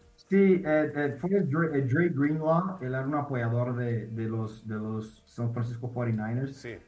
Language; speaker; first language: Spanish; non-native, fluent; Portuguese